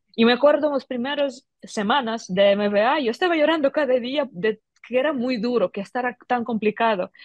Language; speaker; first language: Spanish; non-native, fluent; Ukrainian